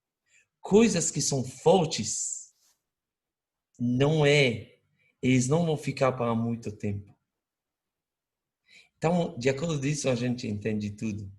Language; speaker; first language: Portuguese; non-native, fluent; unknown